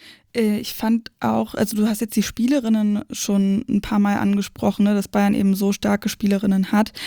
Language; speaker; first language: German; native; German